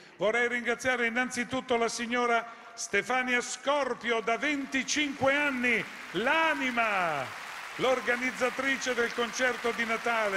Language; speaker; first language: Italian; native; Italian